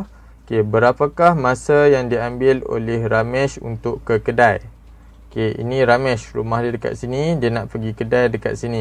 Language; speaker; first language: Malay; native; Malay